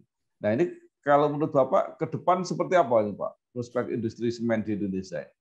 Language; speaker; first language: Indonesian; native; Indonesian